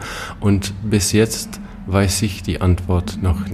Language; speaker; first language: German; non-native, fluent; Czech